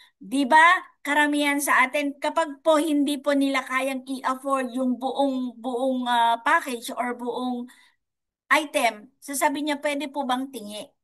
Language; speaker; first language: Filipino; non-native, local second language; Iloko